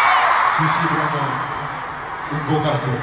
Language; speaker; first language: French; non-native, learner; Korean